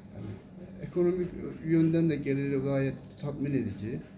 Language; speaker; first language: Turkish; native; Turkish